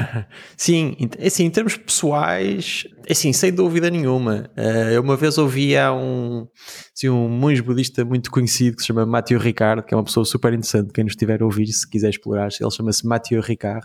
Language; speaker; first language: Portuguese; native; Portuguese